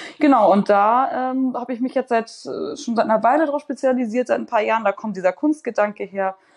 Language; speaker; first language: German; native; German